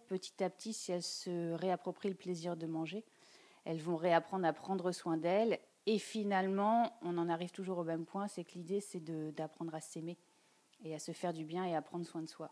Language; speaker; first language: French; native; French